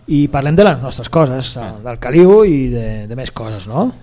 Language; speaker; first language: Catalan; native; Catalan